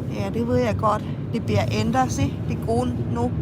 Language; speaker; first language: Danish; non-native, learner; Thai